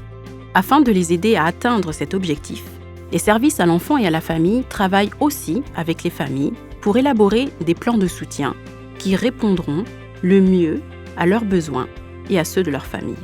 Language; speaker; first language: French; native; French